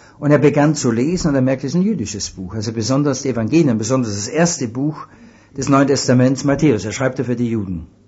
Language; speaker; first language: German; native; German